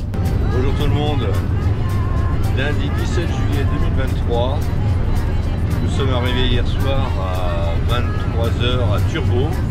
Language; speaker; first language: French; native; French